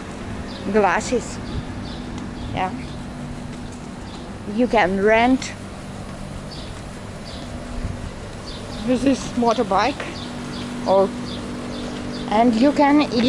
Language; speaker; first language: English; non-native, learner; Russian